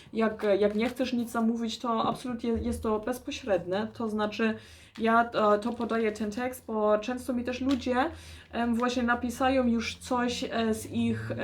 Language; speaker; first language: Polish; early bilingual, heritage; Polish